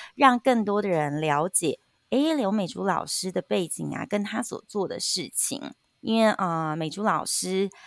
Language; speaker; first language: Chinese; native; Chinese